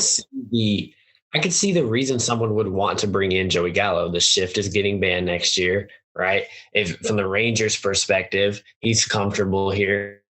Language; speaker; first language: English; native; English